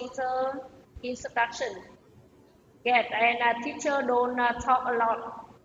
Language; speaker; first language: English; non-native, learner; Vietnamese